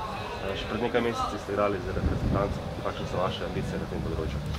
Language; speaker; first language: Slovenian; native; Slovenian